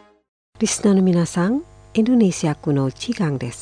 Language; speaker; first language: Japanese; non-native, fluent; Indonesian